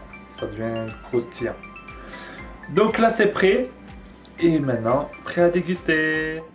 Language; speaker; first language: French; native; French